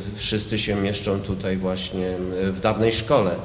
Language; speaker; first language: Polish; native; Polish